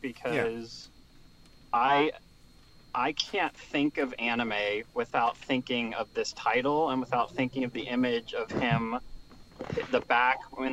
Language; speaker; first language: English; native; English